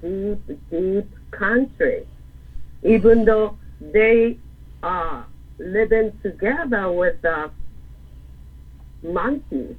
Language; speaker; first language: English; non-native, learner; Japanese